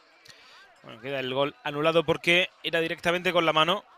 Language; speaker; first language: Spanish; native; Spanish